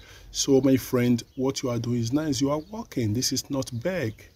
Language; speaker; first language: English; non-native, learner; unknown